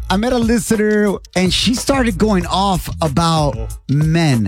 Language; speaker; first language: English; early bilingual, other home language; Spanish